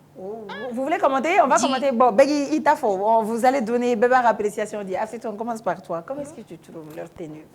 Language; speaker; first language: French; non-native, local second language; Bambara